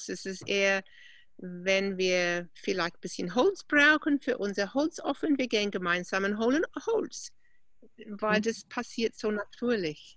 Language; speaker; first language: German; non-native, fluent; English